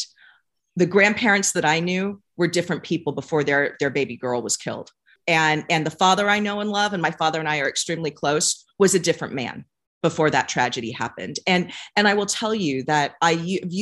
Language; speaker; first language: English; native; English